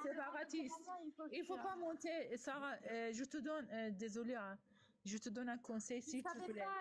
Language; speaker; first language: French; non-native, fluent; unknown